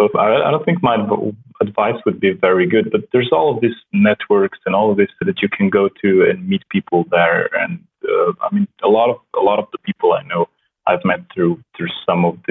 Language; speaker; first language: English; non-native, fluent; Slovenian